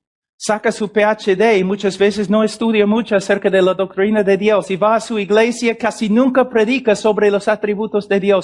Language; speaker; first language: Spanish; non-native, fluent; English